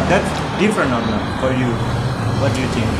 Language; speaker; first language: English; non-native, learner; Indonesian